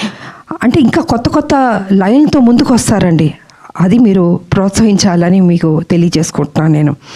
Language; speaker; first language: Telugu; native; Telugu